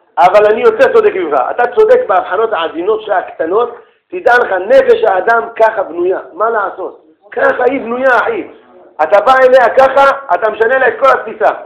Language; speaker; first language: Hebrew; native; Hebrew